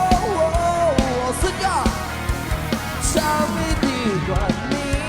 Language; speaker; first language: Thai; native; Thai